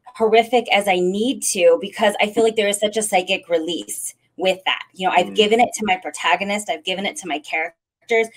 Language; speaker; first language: English; native; English